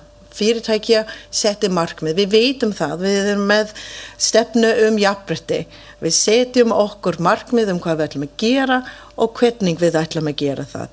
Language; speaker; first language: Icelandic; non-native, fluent; English